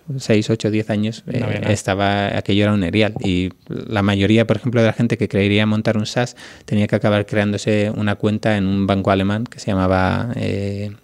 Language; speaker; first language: Spanish; native; Spanish